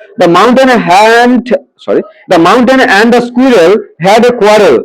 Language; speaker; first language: English; non-native, local second language; Bangla